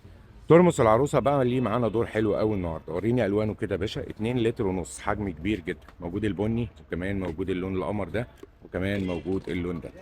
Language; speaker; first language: Arabic; native; Arabic